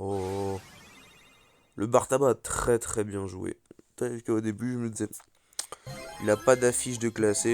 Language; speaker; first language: French; native; French